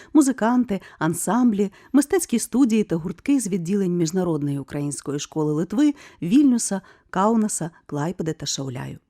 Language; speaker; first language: Ukrainian; native; Ukrainian